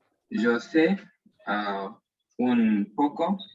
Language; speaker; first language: Spanish; non-native, learner; English